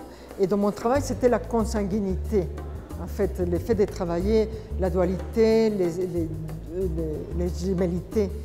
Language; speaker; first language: French; non-native, fluent; Spanish